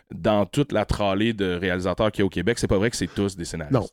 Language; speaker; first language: French; native; French